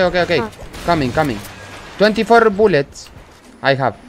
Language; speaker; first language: English; non-native, learner; Spanish